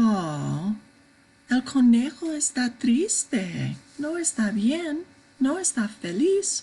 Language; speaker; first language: Spanish; non-native, fluent; English